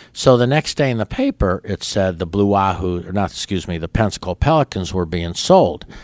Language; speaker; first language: English; native; English